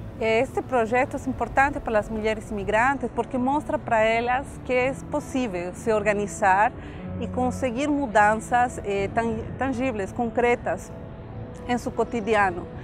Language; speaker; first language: Portuguese; non-native, fluent; Spanish